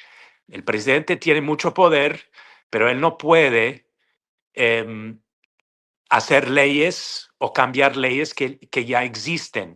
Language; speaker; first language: Spanish; non-native, fluent; English